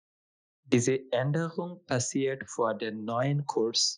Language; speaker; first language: German; non-native, fluent; Bangla